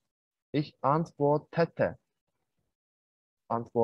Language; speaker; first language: German; non-native, fluent; Turkish